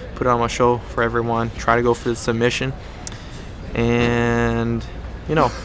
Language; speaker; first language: English; non-native, fluent; Portuguese